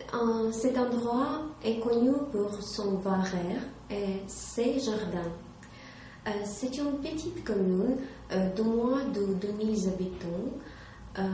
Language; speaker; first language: French; non-native, learner; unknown